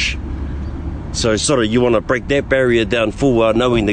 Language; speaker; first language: English; native; English